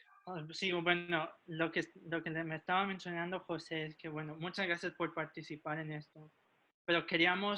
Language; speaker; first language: Spanish; early bilingual, heritage; Spanish